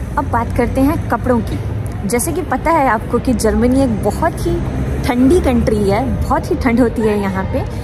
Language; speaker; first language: Hindi; native; Hindi